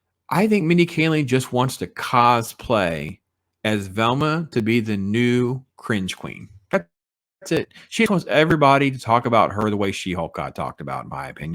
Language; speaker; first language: English; native; English